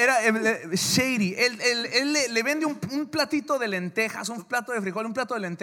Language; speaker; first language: Spanish; early bilingual, heritage; English